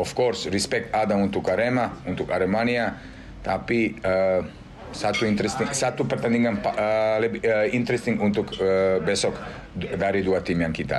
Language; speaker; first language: Indonesian; non-native, fluent; Serbian